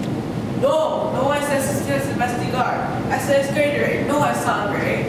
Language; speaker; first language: Spanish; non-native, learner; English